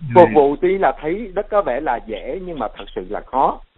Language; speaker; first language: Vietnamese; native; Vietnamese